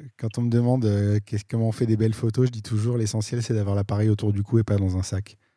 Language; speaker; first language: French; native; French